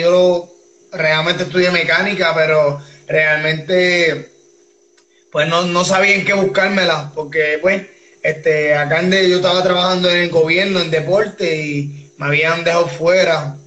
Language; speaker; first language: Spanish; native; Spanish